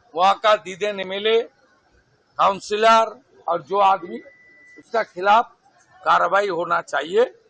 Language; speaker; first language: Hindi; non-native, local second language; Bangla